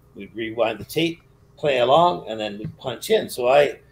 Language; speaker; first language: English; native; English